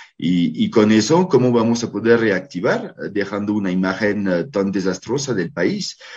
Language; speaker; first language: Spanish; non-native, fluent; French